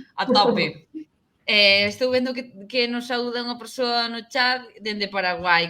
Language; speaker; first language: Galician; native; Galician